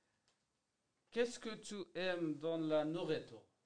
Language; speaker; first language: French; non-native, learner; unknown